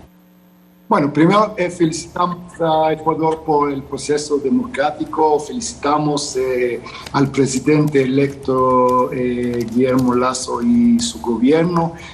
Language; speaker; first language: Spanish; non-native, fluent; Hebrew